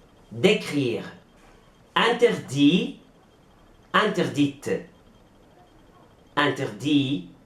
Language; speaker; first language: French; non-native, fluent; Arabic